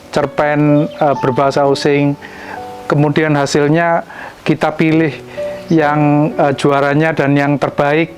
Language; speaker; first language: Indonesian; non-native, local second language; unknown